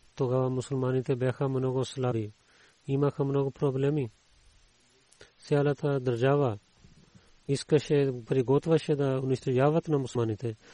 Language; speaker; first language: Bulgarian; non-native, learner; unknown